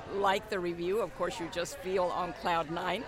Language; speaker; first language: English; non-native, fluent; Spanish